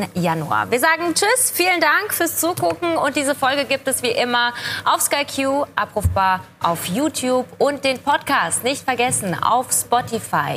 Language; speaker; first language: German; native; German